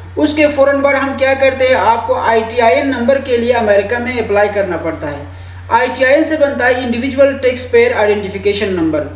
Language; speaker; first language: Urdu; non-native, local second language; Shina